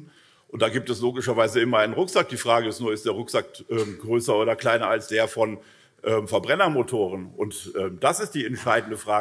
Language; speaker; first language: German; native; German